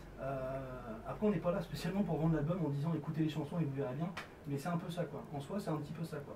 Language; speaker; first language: French; native; French